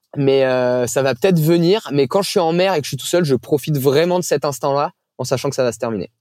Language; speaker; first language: French; native; French